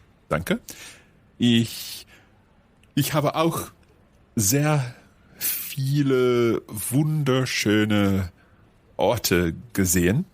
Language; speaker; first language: German; non-native, fluent; English